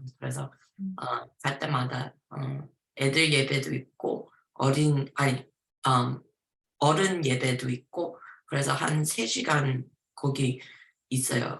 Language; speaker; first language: Korean; early bilingual, heritage; Korean